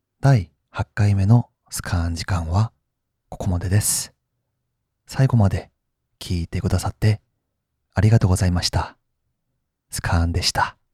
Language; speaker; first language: Japanese; non-native, fluent; Korean